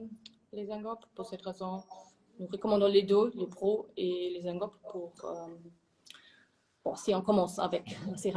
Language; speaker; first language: French; non-native, fluent; German